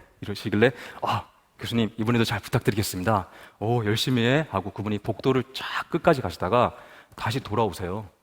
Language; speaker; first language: Korean; native; Korean